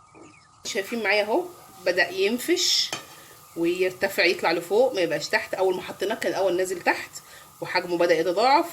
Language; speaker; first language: Arabic; native; Arabic